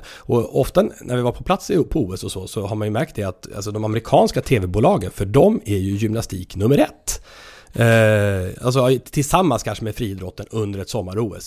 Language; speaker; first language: Swedish; native; Swedish